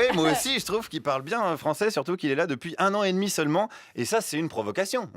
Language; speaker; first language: French; native; French